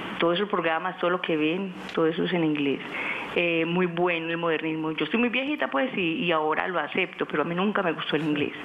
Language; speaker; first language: Spanish; native; Spanish